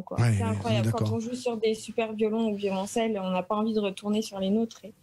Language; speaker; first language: French; native; French